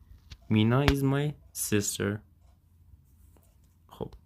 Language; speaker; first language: English; non-native, fluent; Persian